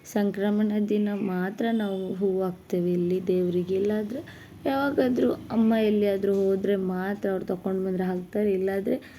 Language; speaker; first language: Kannada; non-native, local second language; Tulu